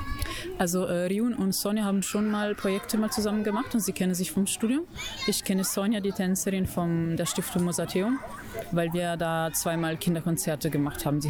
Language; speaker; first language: German; non-native, fluent; Italian